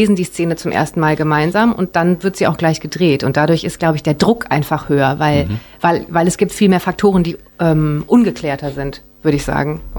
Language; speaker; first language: German; native; German